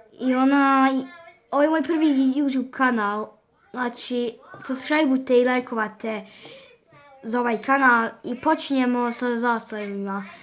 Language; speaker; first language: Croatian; early bilingual, heritage; Bosnian